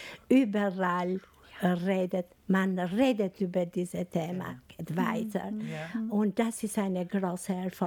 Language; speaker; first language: German; non-native, learner; Albanian